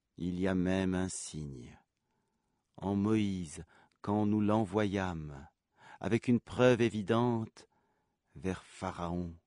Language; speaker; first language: French; native; French